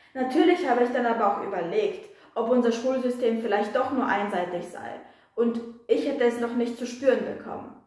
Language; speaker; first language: German; non-native, fluent; Polish